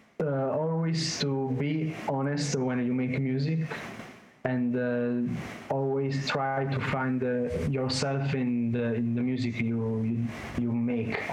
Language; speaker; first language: English; non-native, learner; Italian